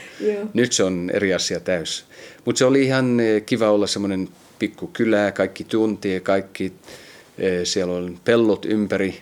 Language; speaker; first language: Finnish; early bilingual, heritage; Finnish